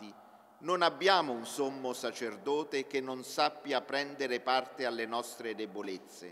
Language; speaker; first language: Italian; native; Italian